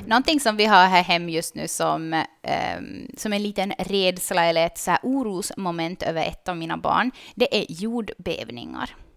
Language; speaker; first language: Swedish; native; Swedish